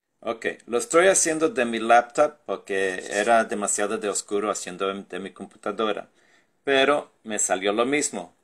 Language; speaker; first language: Spanish; early bilingual, heritage; Spanish